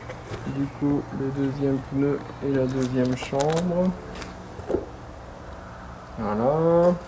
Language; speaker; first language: French; native; French